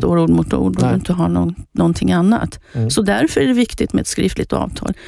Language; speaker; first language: Swedish; native; Swedish